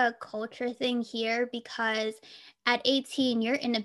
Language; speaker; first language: English; native; English